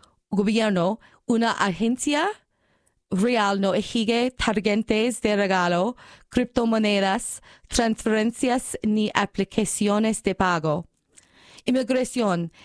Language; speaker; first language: Spanish; non-native, learner; English